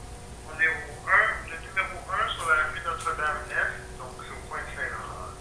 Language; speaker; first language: French; native; French